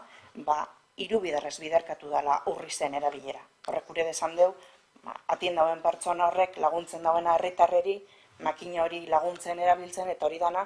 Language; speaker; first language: Basque; native; Basque